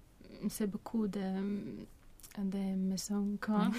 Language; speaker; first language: French; non-native, learner; Swedish